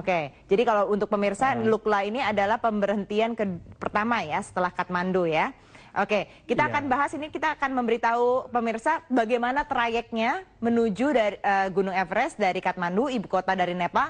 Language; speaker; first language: Indonesian; native; Indonesian